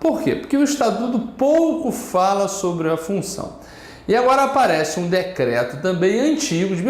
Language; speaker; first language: Portuguese; native; Portuguese